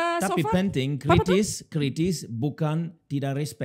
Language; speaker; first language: Indonesian; non-native, learner; German